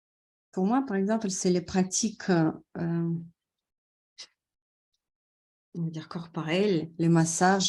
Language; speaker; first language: French; non-native, fluent; Russian